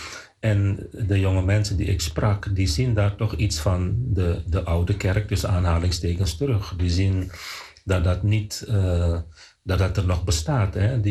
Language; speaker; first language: Dutch; non-native, fluent; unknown